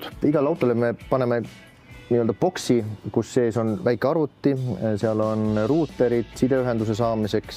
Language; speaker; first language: Estonian; native; Estonian